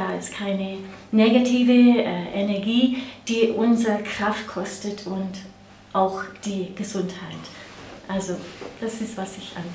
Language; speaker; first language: German; non-native, fluent; English